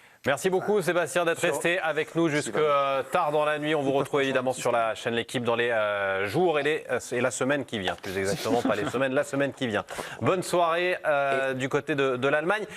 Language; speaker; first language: French; native; French